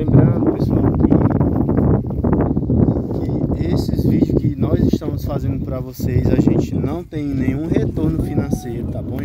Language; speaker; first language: Portuguese; native; Portuguese